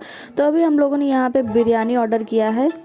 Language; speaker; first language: Hindi; native; Hindi